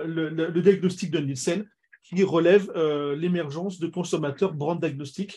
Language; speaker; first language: French; native; French